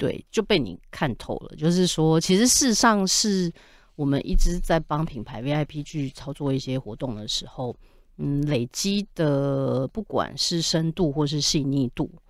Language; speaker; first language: Chinese; native; Chinese